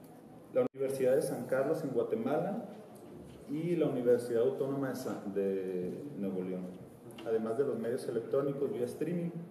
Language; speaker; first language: Spanish; native; Spanish